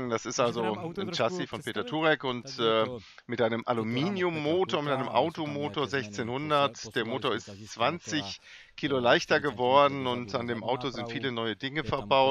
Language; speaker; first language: German; native; German